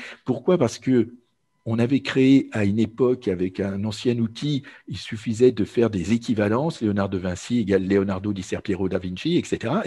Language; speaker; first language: French; native; French